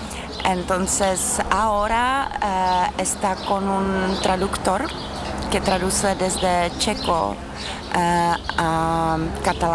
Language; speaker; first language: Spanish; non-native, fluent; Czech